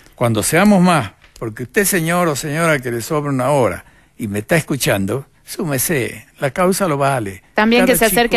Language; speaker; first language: Spanish; native; Spanish